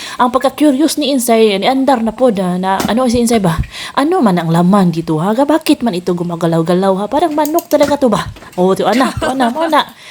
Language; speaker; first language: Filipino; non-native, local second language; Cebuano